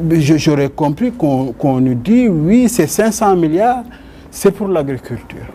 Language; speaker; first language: French; non-native, local second language; Wolof